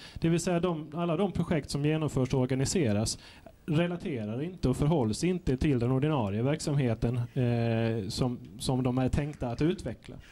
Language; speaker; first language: Swedish; native; Swedish